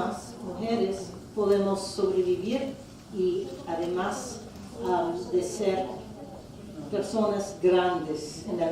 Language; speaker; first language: Spanish; non-native, fluent; English